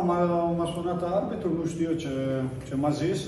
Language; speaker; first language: Romanian; non-native, learner; Italian